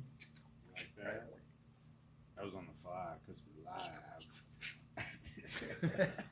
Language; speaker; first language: English; native; English